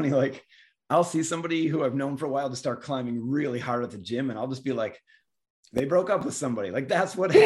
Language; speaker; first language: English; native; English